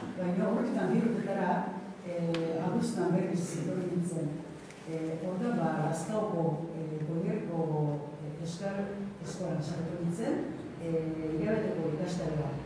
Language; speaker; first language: Basque; non-native, fluent; Japanese